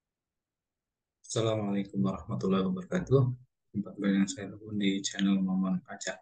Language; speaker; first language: Indonesian; native; Indonesian